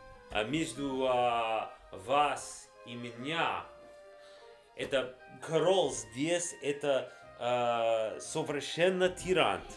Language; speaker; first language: Russian; non-native, learner; English